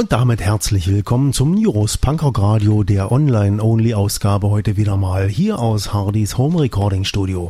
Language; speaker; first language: German; native; German